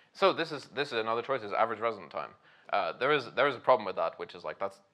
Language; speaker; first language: English; native; English